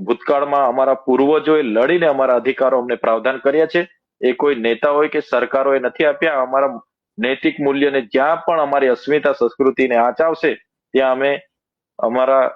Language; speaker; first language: Gujarati; non-native, local second language; Bhili